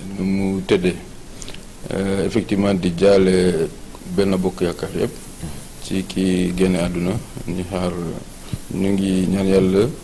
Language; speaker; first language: Wolof; non-native, local second language; Fula